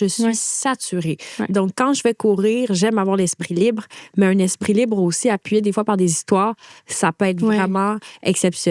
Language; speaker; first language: French; native; French